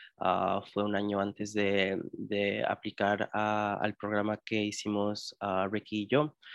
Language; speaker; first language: Spanish; early bilingual, heritage; Spanish